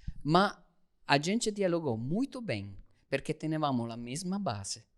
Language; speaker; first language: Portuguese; non-native, learner; Italian